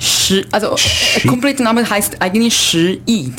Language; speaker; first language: German; non-native, learner; Chinese